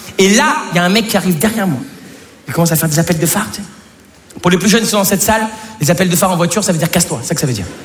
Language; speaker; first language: French; native; French